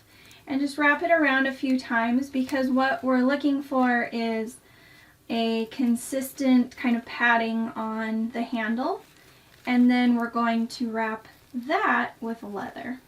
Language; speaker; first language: English; native; English